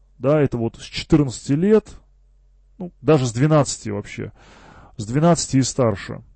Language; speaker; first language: Russian; early bilingual, heritage; Russian